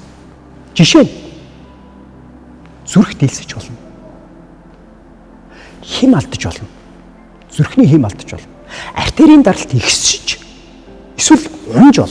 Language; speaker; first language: Mongolian; native; Mongolian